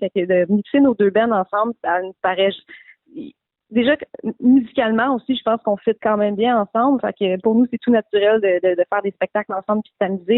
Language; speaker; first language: French; native; French